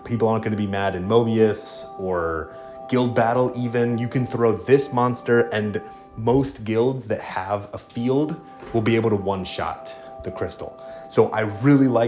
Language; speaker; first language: English; native; English